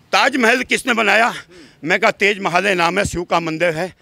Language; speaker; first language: Hindi; native; Hindi